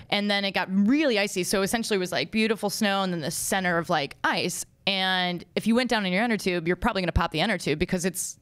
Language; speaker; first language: English; native; English